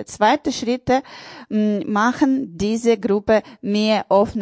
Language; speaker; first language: German; non-native, learner; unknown